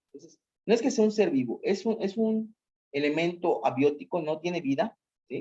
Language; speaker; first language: Spanish; native; Spanish